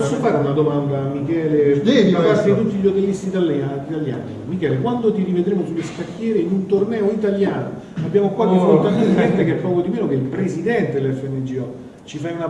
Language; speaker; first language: Italian; native; Italian